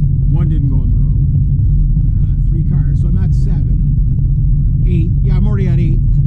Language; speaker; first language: English; native; English